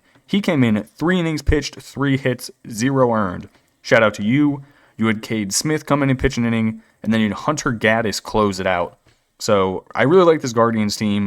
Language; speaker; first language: English; native; English